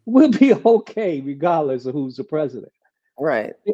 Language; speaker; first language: English; native; English